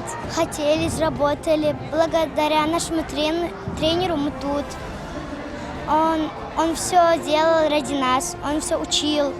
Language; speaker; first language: Russian; non-native, learner; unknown